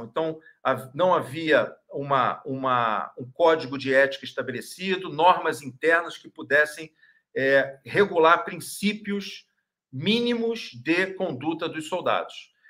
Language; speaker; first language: Portuguese; native; Portuguese